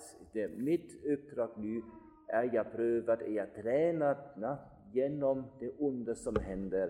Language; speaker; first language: Swedish; non-native, fluent; German